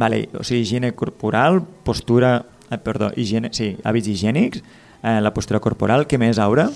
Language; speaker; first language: Catalan; native; Catalan